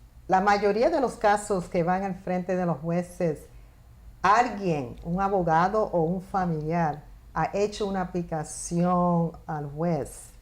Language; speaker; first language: Spanish; early bilingual, heritage; Spanish